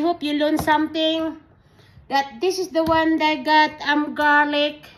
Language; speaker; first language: English; non-native, learner; Filipino